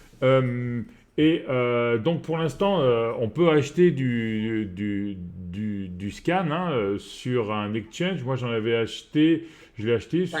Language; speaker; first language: French; native; French